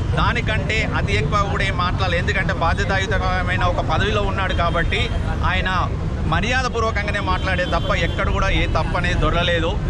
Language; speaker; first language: Telugu; native; Telugu